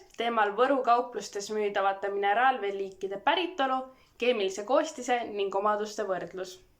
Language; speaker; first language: Estonian; native; Estonian